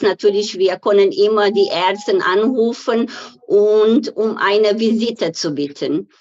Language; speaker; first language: German; non-native, fluent; Portuguese